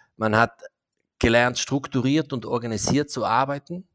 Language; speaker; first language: German; non-native, fluent; English